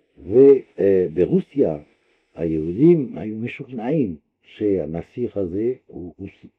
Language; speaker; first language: Hebrew; non-native, fluent; French